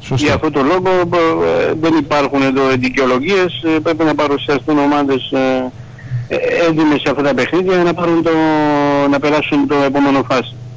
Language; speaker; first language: Greek; non-native, fluent; Georgian